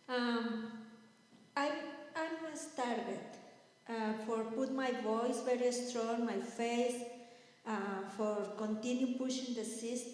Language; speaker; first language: English; non-native, learner; Spanish